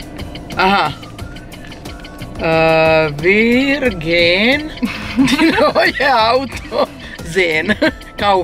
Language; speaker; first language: German; non-native, learner; Bosnian